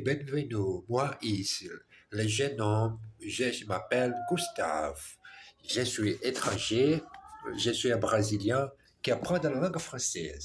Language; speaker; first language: French; non-native, learner; Portuguese